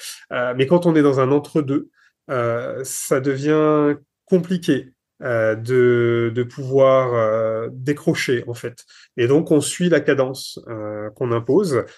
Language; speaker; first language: French; native; French